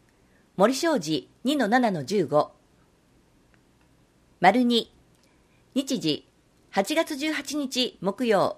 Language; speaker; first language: Japanese; native; Japanese